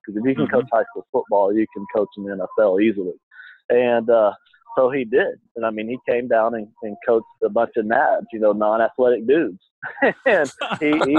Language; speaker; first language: English; native; English